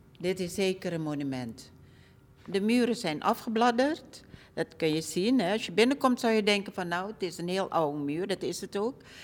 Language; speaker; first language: Dutch; early bilingual, other home language; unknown